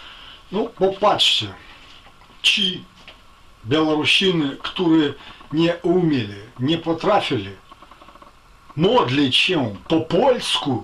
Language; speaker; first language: Polish; non-native, fluent; Ukrainian